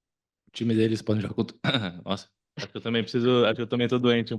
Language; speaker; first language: Portuguese; non-native, learner; English